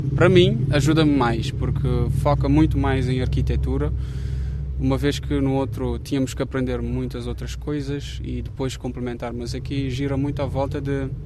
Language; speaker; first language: Portuguese; non-native, local second language; Kabuverdianu